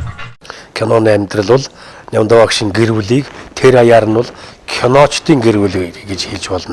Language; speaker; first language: Mongolian; native; Mongolian